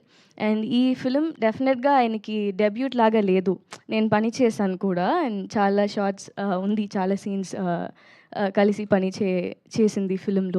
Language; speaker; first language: Telugu; non-native, learner; Tamil